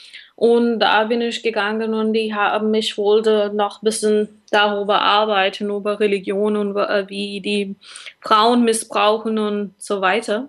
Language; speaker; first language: German; non-native, learner; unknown